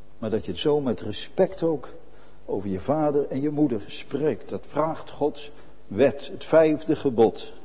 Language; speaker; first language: Dutch; native; Dutch